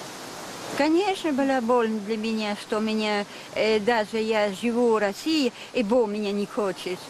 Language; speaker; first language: Russian; non-native, learner; French